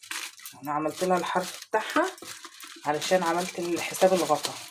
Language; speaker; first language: Arabic; native; Arabic